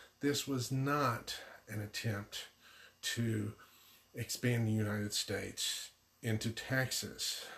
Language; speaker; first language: English; native; English